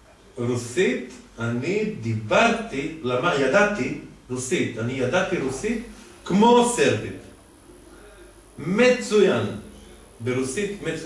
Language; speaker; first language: Hebrew; non-native, fluent; Serbian